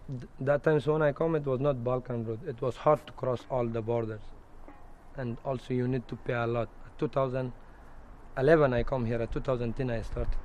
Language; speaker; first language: English; non-native, learner; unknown